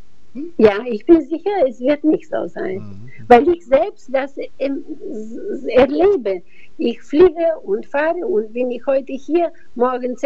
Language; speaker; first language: German; non-native, fluent; Bulgarian